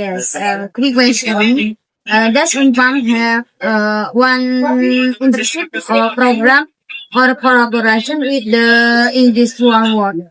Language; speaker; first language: English; non-native, learner; Indonesian